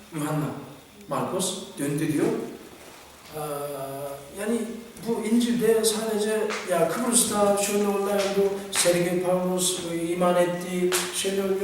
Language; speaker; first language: Turkish; non-native, fluent; Korean